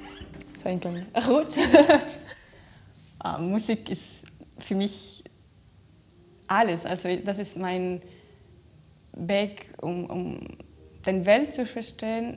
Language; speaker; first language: German; non-native, fluent; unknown